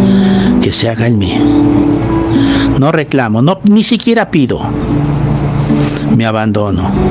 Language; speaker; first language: Spanish; native; Spanish